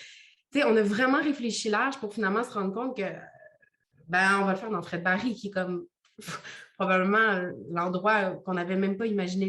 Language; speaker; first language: French; native; French